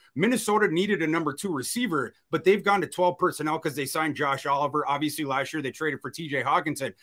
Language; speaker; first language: English; native; English